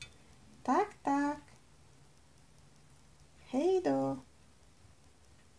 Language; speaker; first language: Swedish; non-native, learner; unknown